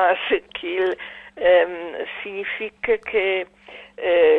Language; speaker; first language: French; non-native, learner; Italian